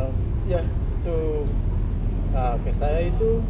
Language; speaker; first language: Indonesian; non-native, learner; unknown